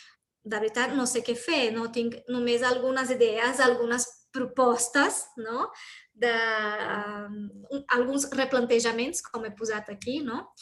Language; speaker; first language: Catalan; non-native, fluent; Portuguese